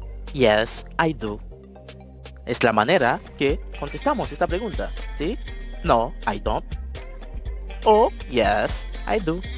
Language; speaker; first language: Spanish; non-native, fluent; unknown